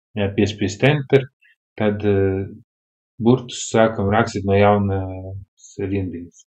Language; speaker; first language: Latvian; non-native, local second language; Russian